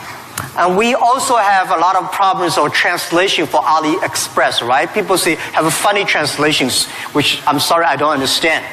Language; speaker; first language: English; non-native, fluent; Chinese